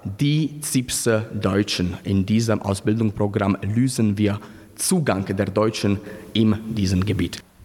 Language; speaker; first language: German; non-native, fluent; Slovak